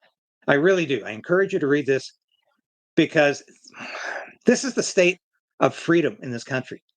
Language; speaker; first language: English; native; English